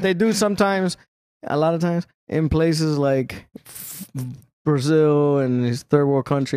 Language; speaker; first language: English; native; English